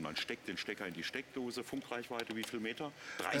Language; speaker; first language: German; native; German